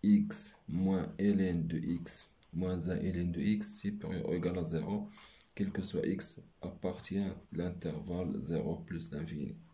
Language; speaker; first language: French; non-native, local second language; Arabic